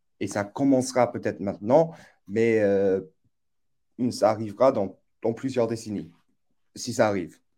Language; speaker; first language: French; non-native, fluent; English